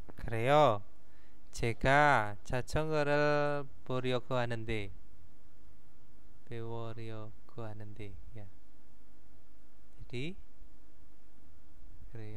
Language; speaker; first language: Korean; non-native, fluent; Indonesian